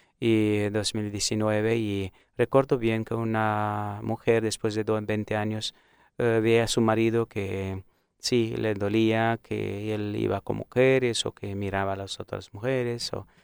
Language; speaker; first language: Spanish; non-native, fluent; Romanian